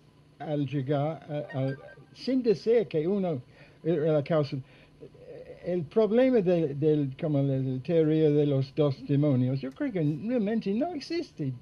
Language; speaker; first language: Spanish; non-native, fluent; English